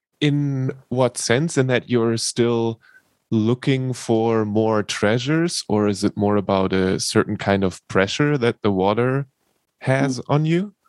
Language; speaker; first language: English; non-native, fluent; German